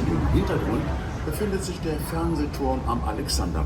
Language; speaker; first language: German; native; German